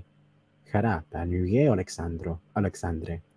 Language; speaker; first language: Greek; non-native, learner; English